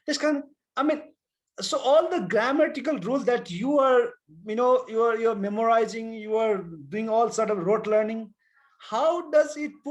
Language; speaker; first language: English; non-native, local second language; Nepali